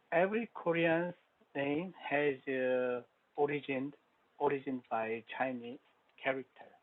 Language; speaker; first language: English; non-native, learner; Korean